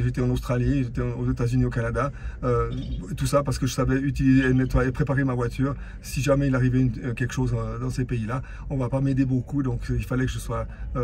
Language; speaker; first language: French; native; French